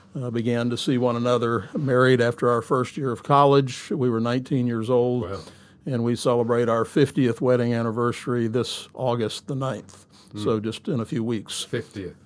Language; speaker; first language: English; native; English